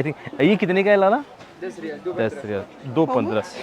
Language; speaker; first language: Hindi; non-native, local second language; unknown